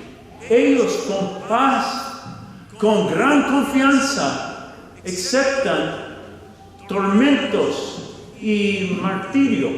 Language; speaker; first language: Spanish; non-native, fluent; English